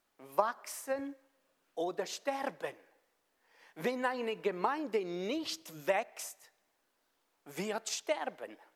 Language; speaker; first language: German; non-native, local second language; Italian